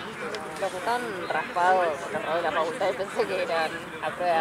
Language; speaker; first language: Spanish; native; Spanish